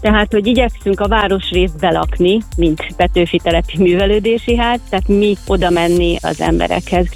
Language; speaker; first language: Hungarian; native; Hungarian